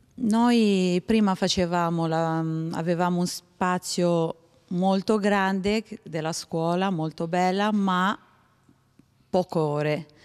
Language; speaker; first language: Italian; non-native, fluent; Albanian